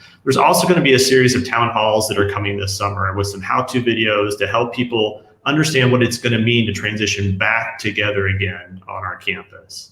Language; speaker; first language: English; native; English